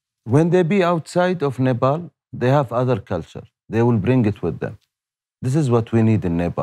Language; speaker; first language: English; non-native, learner; Arabic